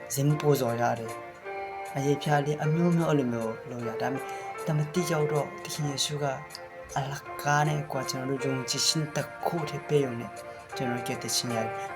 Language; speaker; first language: Burmese; non-native, local second language; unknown